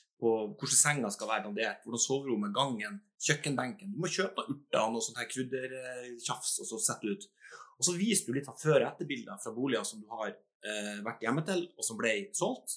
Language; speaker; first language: Norwegian; native; Norwegian